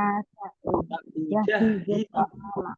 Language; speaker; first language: Arabic; non-native, learner; Indonesian